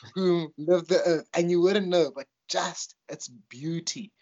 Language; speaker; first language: English; non-native, local second language; Tswana